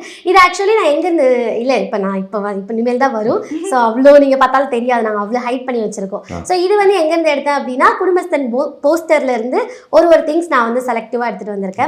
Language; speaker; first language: Tamil; native; Tamil